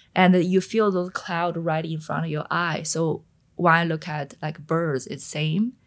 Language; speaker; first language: English; non-native, fluent; Chinese